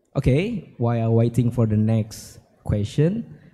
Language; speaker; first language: English; non-native, fluent; Indonesian